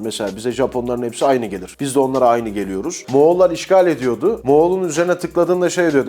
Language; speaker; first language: Turkish; native; Turkish